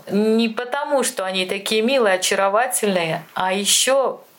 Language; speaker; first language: Russian; native; Russian